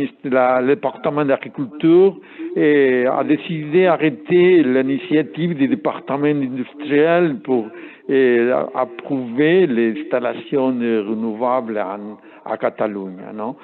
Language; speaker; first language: French; non-native, learner; Spanish